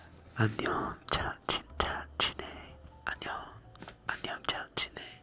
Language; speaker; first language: Korean; non-native, learner; English